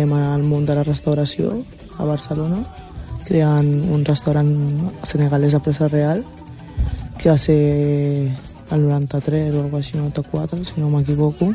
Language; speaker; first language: Catalan; early bilingual, other home language; Wolof